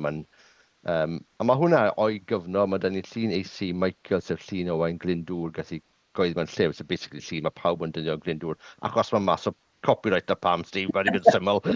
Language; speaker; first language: Welsh; non-native, local second language; English